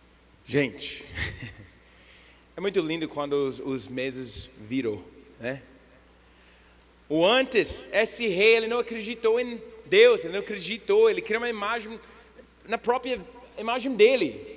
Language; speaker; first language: Portuguese; non-native, learner; English